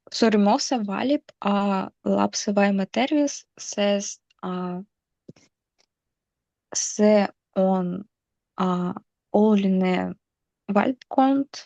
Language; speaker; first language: Estonian; non-native, local second language; Russian